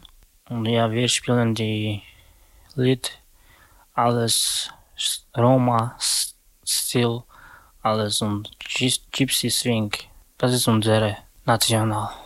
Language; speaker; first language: German; non-native, learner; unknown